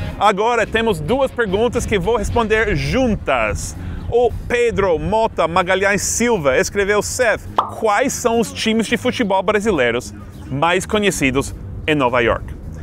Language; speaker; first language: Portuguese; non-native, fluent; English